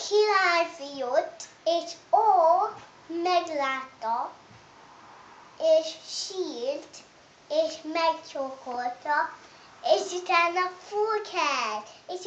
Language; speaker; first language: Hungarian; non-native, learner; English